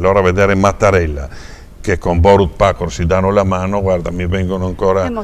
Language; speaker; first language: Italian; native; Italian